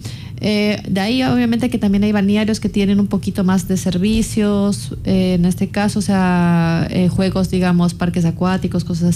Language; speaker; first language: Spanish; native; Spanish